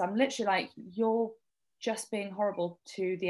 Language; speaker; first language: English; native; English